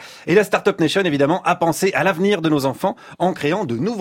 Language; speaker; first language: French; native; French